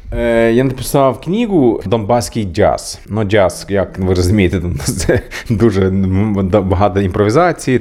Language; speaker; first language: Ukrainian; non-native, learner; Swedish